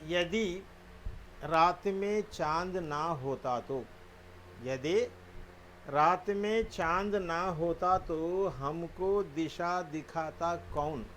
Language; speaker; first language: Hindi; non-native, local second language; Telugu